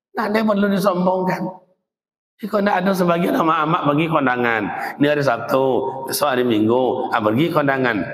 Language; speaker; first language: Malay; native; Malay